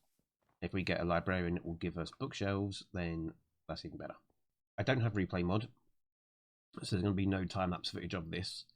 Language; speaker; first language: English; native; English